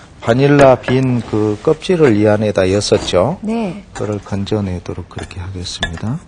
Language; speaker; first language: Korean; native; Korean